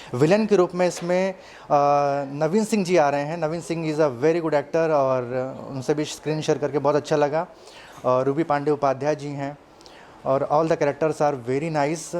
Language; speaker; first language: Hindi; non-native, local second language; Telugu